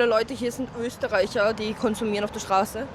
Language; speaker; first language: German; non-native, fluent; Mongolian